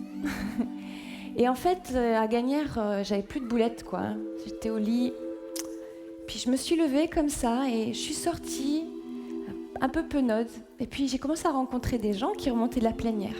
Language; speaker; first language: French; native; French